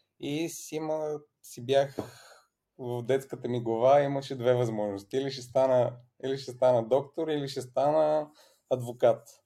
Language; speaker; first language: Bulgarian; early bilingual, other home language; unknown